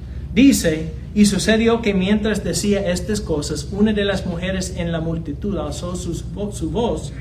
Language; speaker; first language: Spanish; non-native, fluent; English